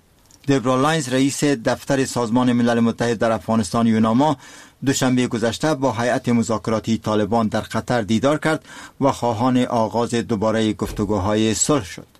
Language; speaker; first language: Persian; native; Persian